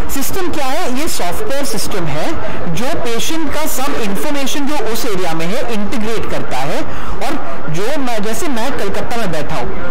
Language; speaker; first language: Hindi; non-native, local second language; Bangla